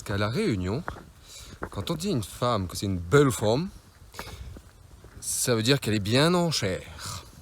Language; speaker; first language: French; native; French